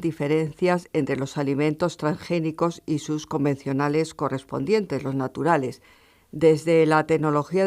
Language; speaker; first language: Spanish; native; Spanish